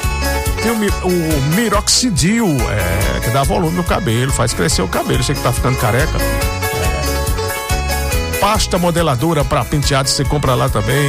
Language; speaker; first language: Portuguese; native; Portuguese